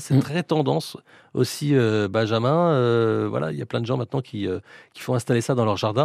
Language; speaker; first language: French; native; French